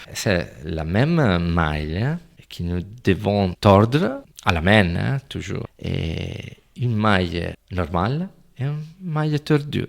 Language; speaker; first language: French; non-native, fluent; Italian